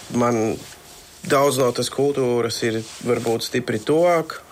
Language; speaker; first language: Latvian; non-native, fluent; Bulgarian